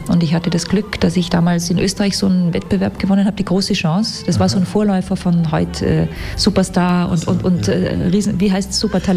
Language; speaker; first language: German; native; German